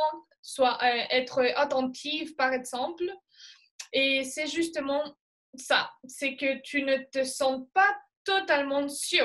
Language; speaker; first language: French; non-native, fluent; Spanish